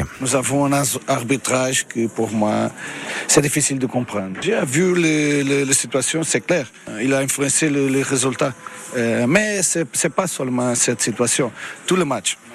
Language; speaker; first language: French; non-native, learner; Portuguese